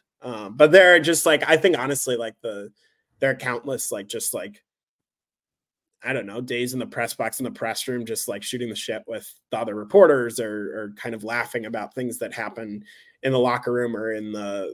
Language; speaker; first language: English; native; English